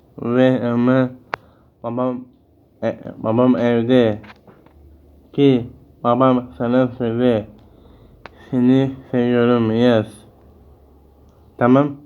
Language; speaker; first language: Turkish; early bilingual, heritage; Turkish